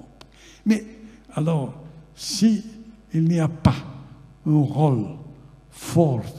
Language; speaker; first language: French; non-native, fluent; Italian